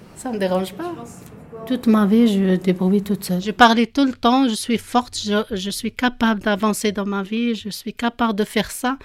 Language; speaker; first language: French; non-native, local second language; Arabic